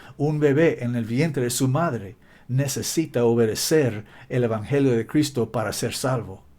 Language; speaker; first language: Spanish; non-native, fluent; English